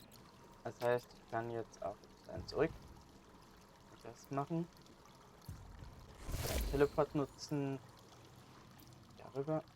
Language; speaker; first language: German; native; German